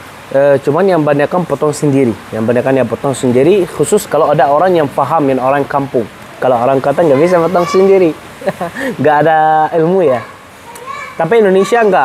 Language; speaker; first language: Indonesian; non-native, learner; Arabic